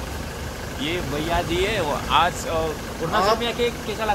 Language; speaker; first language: Hindi; non-native, local second language; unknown